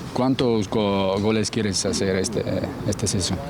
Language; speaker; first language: Spanish; non-native, learner; Turkish